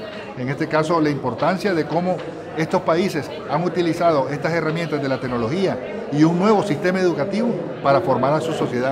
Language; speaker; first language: Spanish; native; Spanish